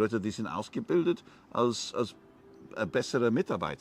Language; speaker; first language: German; non-native, learner; English